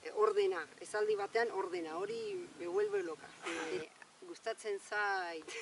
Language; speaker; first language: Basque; non-native, learner; Spanish